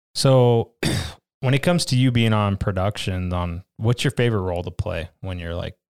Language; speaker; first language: English; native; English